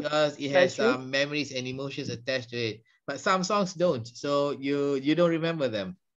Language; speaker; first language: English; non-native, local second language; Malay